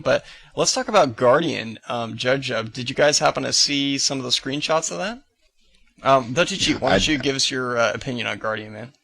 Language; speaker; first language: English; native; English